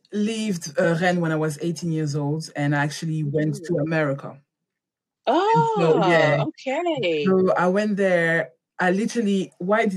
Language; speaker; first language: English; non-native, fluent; French